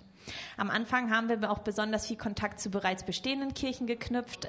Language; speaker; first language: German; native; German